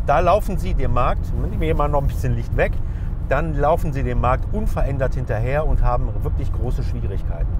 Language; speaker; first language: German; native; German